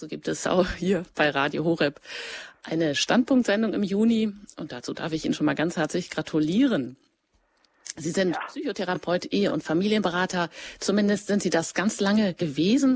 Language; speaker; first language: German; native; German